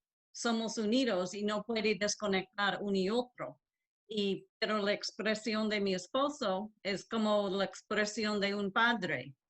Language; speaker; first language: Spanish; non-native, learner; English